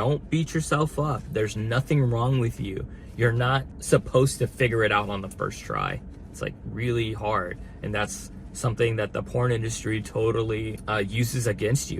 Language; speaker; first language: English; native; English